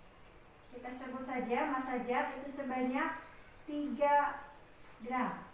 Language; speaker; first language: Indonesian; native; Indonesian